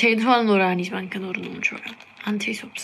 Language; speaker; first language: Korean; non-native, fluent; English